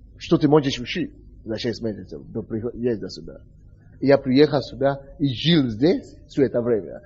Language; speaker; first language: Russian; non-native, fluent; Yoruba